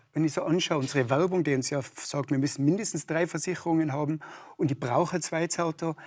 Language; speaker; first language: German; native; German